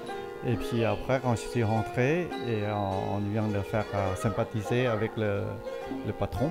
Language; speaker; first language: French; non-native, fluent; Thai